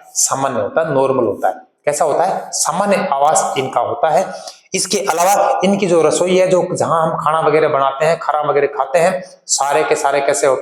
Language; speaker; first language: Hindi; native; Hindi